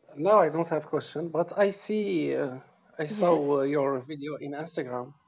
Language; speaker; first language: English; non-native, fluent; Arabic